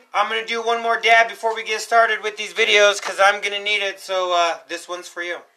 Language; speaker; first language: English; early bilingual, other home language; Spanish